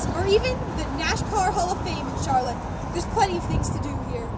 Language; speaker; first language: English; native; English